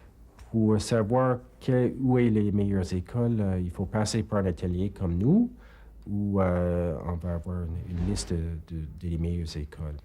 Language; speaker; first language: French; non-native, fluent; English